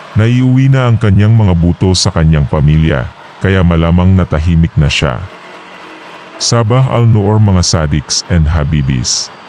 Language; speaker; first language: Filipino; native; Filipino